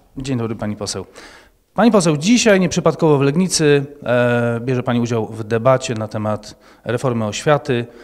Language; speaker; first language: Polish; native; Polish